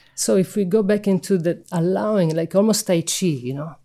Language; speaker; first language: English; non-native, fluent; Italian